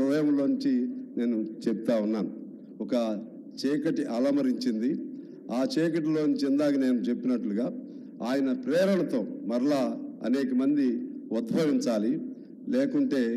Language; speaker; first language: Telugu; native; Telugu